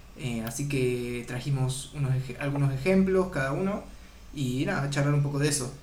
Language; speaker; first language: Spanish; native; Spanish